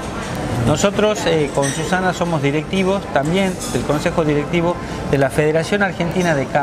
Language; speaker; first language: Spanish; native; Spanish